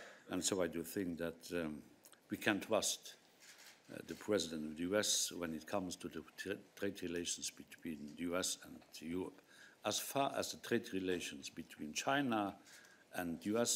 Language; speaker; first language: English; non-native, fluent; Luxembourgish